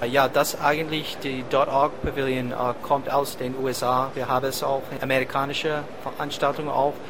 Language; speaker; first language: German; non-native, fluent; English